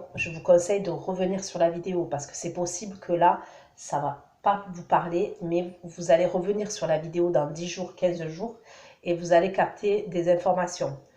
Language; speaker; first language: French; native; French